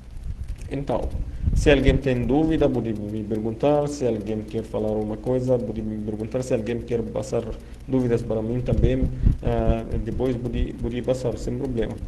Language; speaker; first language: Portuguese; non-native, fluent; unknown